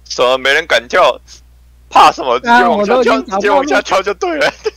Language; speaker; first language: Chinese; native; Chinese